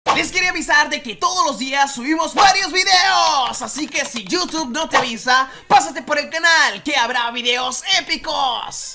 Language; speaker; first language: Spanish; native; Spanish